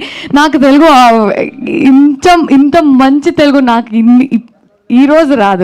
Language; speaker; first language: Telugu; non-native, learner; Kannada